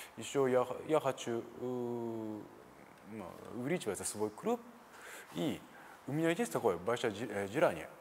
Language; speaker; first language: Russian; non-native, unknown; Japanese